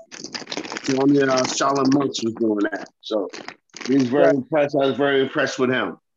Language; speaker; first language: English; native; English